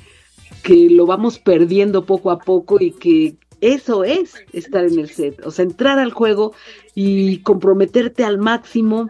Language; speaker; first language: Spanish; native; Spanish